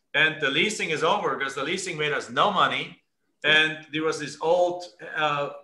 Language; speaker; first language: English; non-native, fluent; German